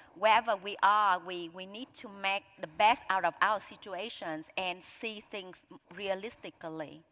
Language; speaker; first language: English; non-native, fluent; Vietnamese